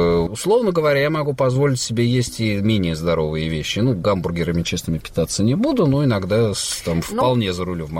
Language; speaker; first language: Russian; native; Russian